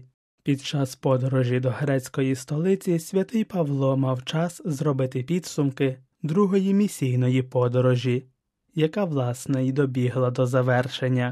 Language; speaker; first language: Ukrainian; native; Ukrainian